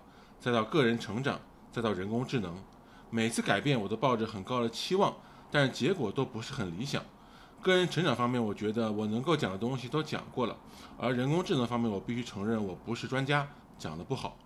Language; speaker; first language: Chinese; native; Chinese